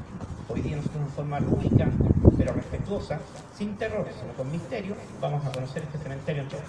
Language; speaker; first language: Spanish; native; Spanish